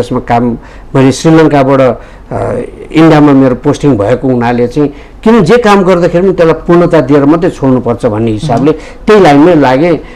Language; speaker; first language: Nepali; native; Nepali